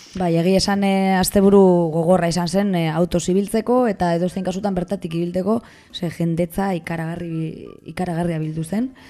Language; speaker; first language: Basque; non-native, local second language; Spanish